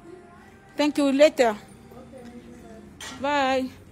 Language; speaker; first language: English; non-native, learner; French